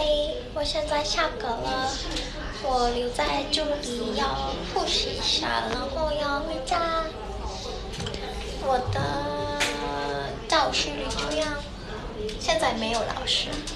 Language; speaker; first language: Chinese; non-native, learner; Japanese